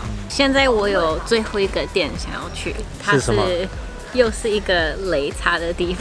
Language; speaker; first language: Chinese; non-native, fluent; English